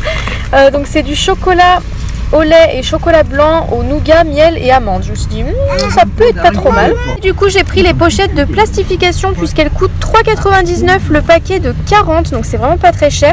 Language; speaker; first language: French; native; French